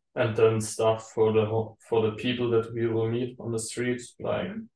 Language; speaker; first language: English; non-native, learner; German